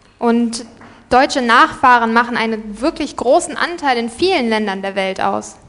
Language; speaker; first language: German; native; German